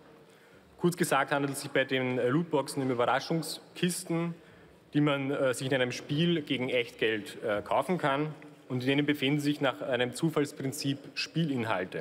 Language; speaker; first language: German; native; German